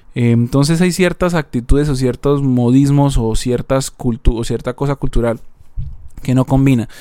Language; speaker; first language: Spanish; native; Spanish